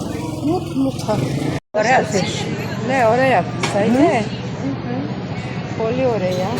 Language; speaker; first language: Greek; non-native, learner; Armenian